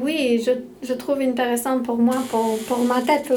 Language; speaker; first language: French; non-native, learner; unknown